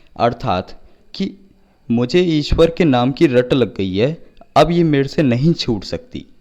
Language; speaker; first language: Hindi; native; Hindi